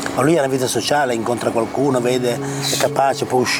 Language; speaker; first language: Italian; native; Italian